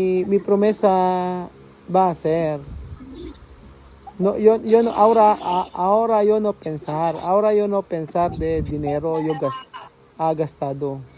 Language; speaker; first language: Spanish; non-native, learner; Filipino